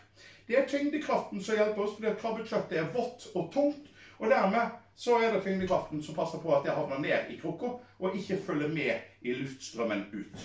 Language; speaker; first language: Norwegian; native; Norwegian